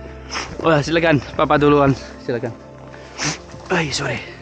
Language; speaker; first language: Indonesian; non-native, learner; English